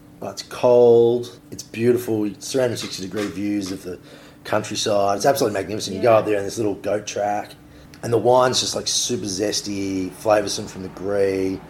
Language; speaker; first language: English; native; English